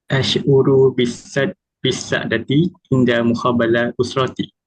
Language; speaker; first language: Arabic; non-native, learner; Malay